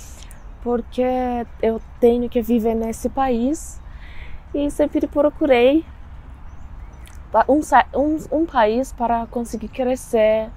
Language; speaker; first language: Portuguese; non-native, learner; Persian